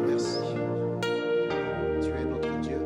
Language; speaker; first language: French; native; French